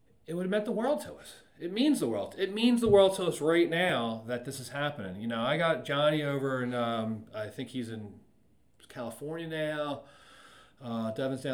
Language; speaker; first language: English; native; English